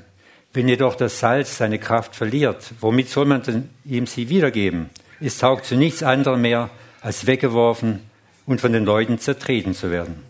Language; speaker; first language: German; non-native, fluent; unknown